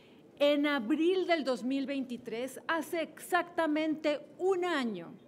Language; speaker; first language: Spanish; native; Spanish